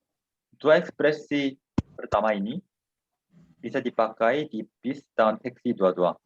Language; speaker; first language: Indonesian; non-native, fluent; Korean